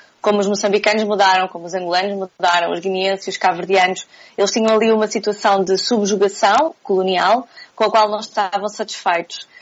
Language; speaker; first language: Portuguese; native; Portuguese